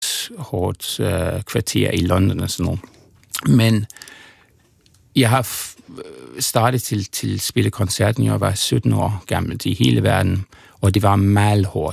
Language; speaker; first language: Danish; non-native, fluent; English